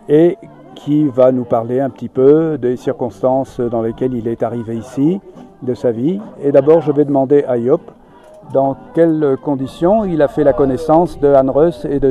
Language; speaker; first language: French; native; French